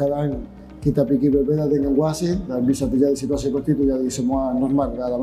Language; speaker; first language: Indonesian; non-native, fluent; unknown